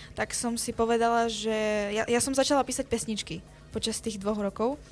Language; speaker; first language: Slovak; early bilingual, other home language; Spanish